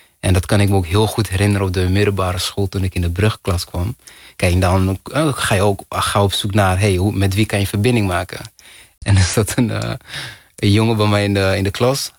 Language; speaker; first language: Dutch; early bilingual, other home language; Kinyarwanda